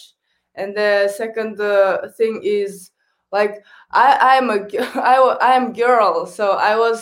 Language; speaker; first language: English; non-native, learner; Kazakh